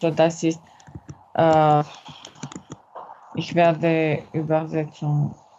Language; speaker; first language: German; non-native, learner; French